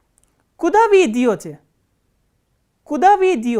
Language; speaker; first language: Russian; non-native, fluent; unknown